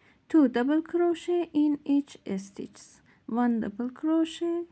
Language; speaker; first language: English; non-native, learner; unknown